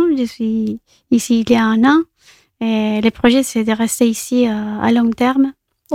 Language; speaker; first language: French; non-native, fluent; Spanish